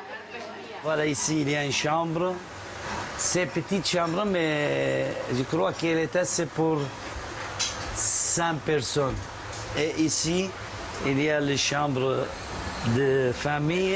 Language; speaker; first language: French; non-native, fluent; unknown